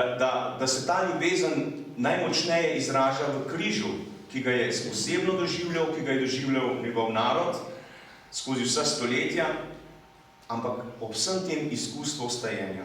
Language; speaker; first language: Slovenian; native; Slovenian